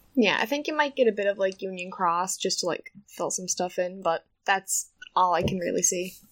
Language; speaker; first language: English; native; English